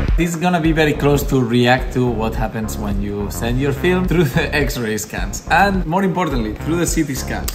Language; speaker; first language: English; non-native, fluent; Spanish